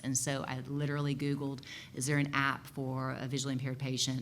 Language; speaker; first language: English; native; English